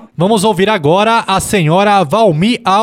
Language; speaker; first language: Portuguese; native; Portuguese